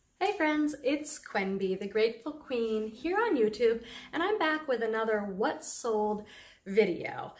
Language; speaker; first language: English; native; English